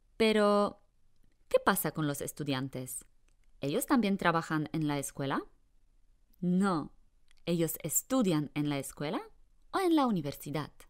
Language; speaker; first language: Spanish; non-native, fluent; Polish